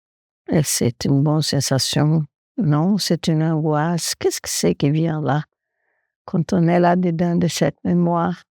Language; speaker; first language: French; non-native, fluent; Portuguese